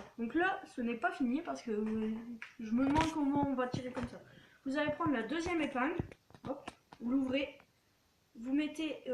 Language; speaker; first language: French; native; French